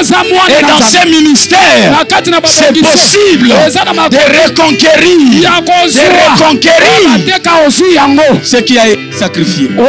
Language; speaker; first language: French; non-native, local second language; Lingala